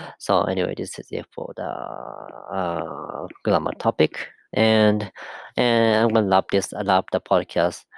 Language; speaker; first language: English; non-native, fluent; Japanese